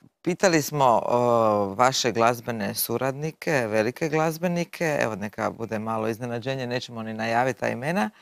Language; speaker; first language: Croatian; native; Croatian